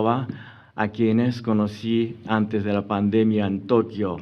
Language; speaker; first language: Spanish; non-native, fluent; Japanese